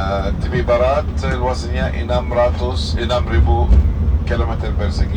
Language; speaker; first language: Indonesian; non-native, fluent; Arabic